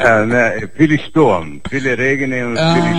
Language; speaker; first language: German; non-native, fluent; Portuguese